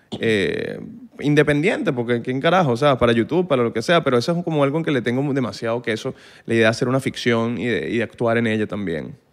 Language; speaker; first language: Spanish; native; Spanish